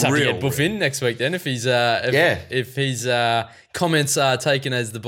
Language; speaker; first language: English; native; English